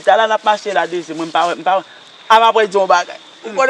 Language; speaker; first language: Haitian Creole; native; Haitian Creole